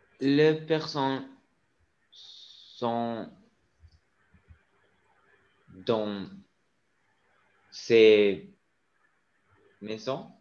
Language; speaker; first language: French; non-native, learner; English